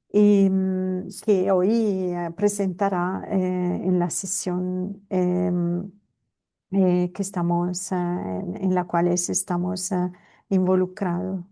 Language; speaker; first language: Spanish; non-native, fluent; Italian